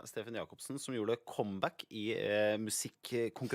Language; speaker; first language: Norwegian; native; Norwegian